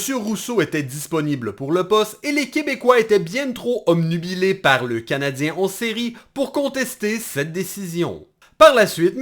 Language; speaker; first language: French; native; French